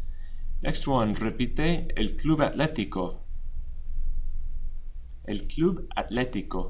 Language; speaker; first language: Spanish; non-native, fluent; English